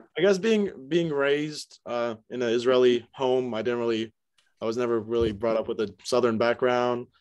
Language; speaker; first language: English; native; English